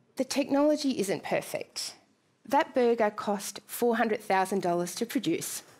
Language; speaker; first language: English; native; English